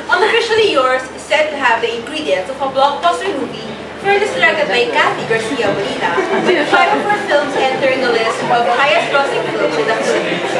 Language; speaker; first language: English; non-native, local second language; Filipino